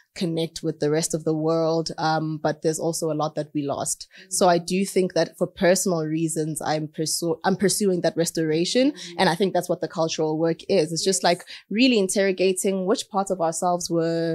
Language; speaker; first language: English; non-native, local second language; Southern Sotho